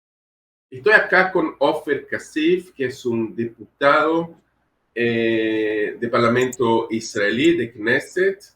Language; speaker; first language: Spanish; non-native, fluent; Portuguese